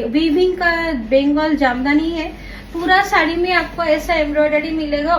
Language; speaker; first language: Hindi; non-native, local second language; Bangla